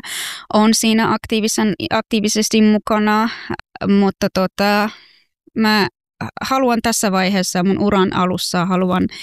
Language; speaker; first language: Finnish; non-native, fluent; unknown